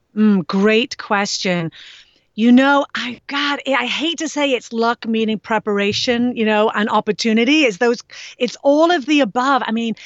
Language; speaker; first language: English; native; English